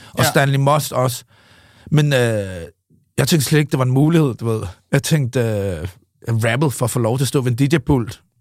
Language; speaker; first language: Danish; early bilingual, other home language; English